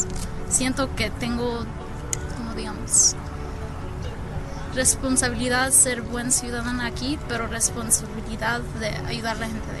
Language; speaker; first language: Spanish; early bilingual, heritage; Spanish